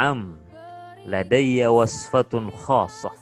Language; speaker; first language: Arabic; non-native, fluent; Indonesian